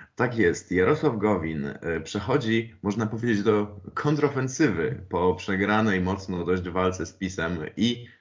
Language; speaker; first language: Polish; native; Polish